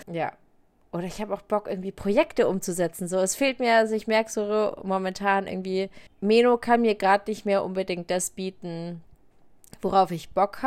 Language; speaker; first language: German; native; German